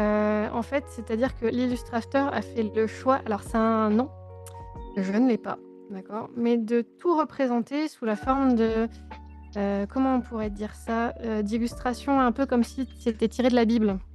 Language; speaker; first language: French; native; French